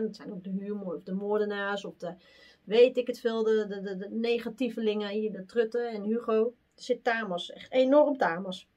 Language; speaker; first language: Dutch; native; Dutch